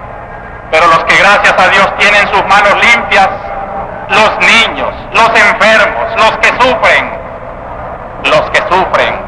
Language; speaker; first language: Spanish; native; Spanish